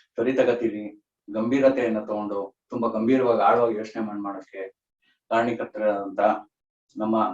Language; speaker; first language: Kannada; native; Kannada